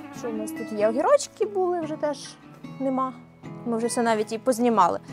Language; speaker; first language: Ukrainian; native; Ukrainian